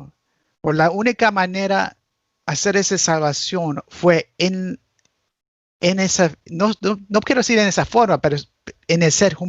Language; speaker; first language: Spanish; early bilingual, heritage; Spanish